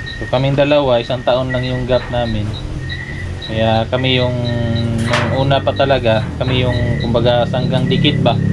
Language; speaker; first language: Filipino; non-native, local second language; Cebuano